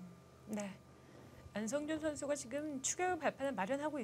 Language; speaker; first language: Korean; native; Korean